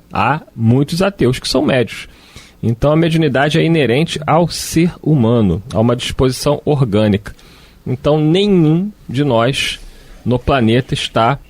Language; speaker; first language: Portuguese; native; Portuguese